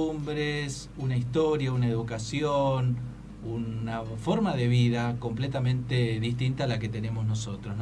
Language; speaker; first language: Spanish; native; Spanish